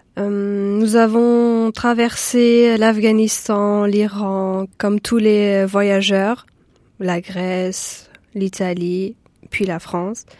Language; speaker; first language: French; early bilingual, other home language; Persian